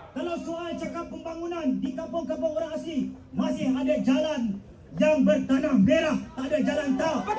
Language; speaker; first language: Malay; non-native, local second language; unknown